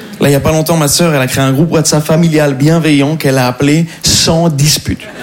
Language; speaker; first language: French; native; French